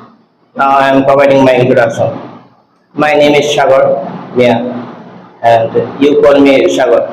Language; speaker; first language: English; non-native, learner; Bangla